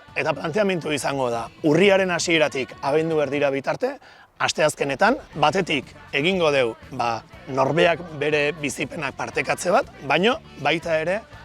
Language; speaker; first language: Basque; native; Basque